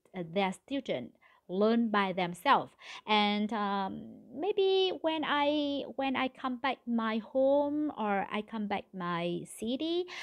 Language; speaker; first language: English; non-native, learner; Vietnamese